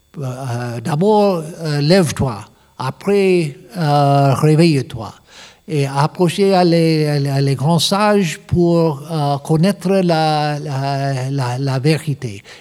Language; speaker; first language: French; non-native, learner; English